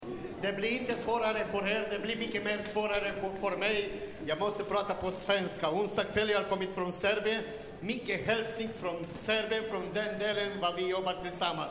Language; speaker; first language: Swedish; non-native, learner; Romanian